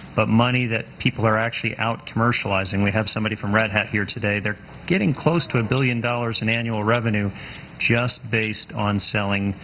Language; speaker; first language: English; native; English